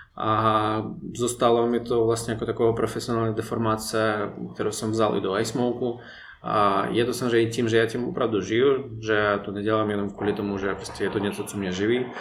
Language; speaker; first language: Czech; non-native, fluent; Russian